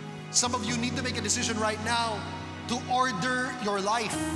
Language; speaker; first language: English; non-native, local second language; Filipino